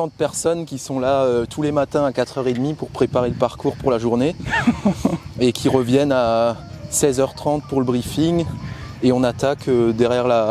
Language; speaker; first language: French; native; French